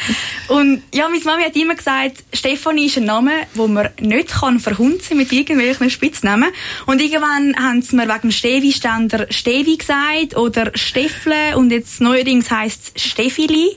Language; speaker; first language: German; native; German